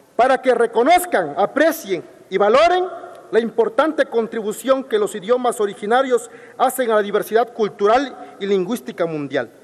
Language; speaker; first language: Spanish; non-native, local second language; Zapotec